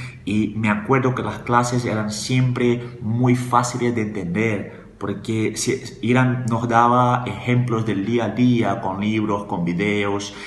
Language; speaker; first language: Spanish; non-native, fluent; Portuguese